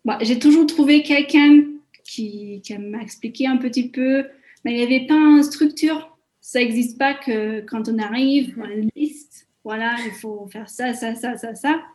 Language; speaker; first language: French; non-native, fluent; Hungarian